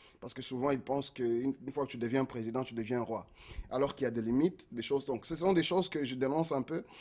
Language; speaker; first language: French; non-native, local second language; Lingala